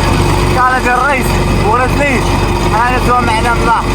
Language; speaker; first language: Arabic; native; Arabic